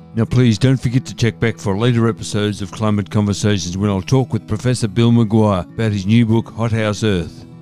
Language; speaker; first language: English; native; English